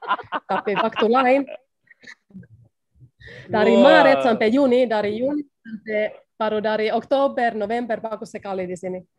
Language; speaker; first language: Indonesian; non-native, learner; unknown